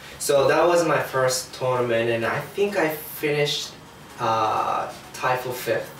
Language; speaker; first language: English; non-native, fluent; Japanese